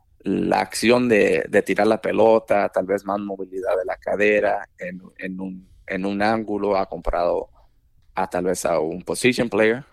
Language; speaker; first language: Spanish; early bilingual, heritage; Spanish